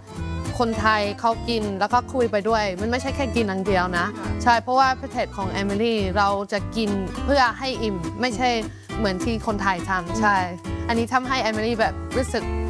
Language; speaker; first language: Thai; non-native, fluent; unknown